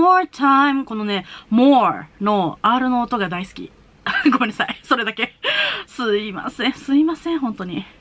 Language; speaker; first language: Japanese; native; Japanese